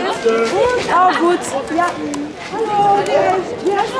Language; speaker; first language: German; non-native, learner; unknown